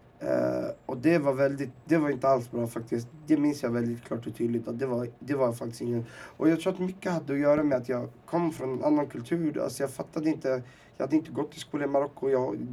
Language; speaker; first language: Swedish; early bilingual, other home language; Arabic